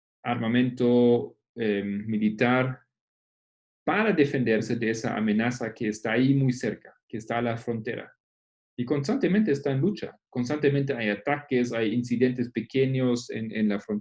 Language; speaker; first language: Spanish; non-native, fluent; Portuguese